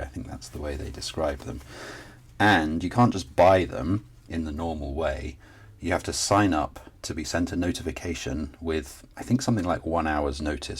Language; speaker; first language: English; native; English